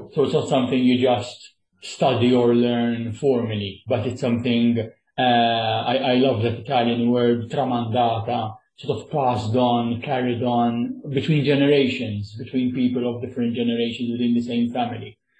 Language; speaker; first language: English; non-native, local second language; Maltese